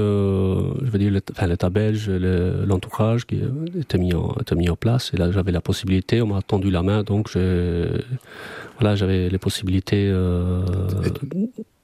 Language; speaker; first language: French; non-native, fluent; Albanian